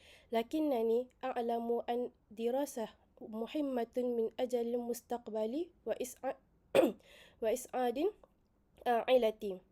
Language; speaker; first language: Arabic; non-native, learner; Malay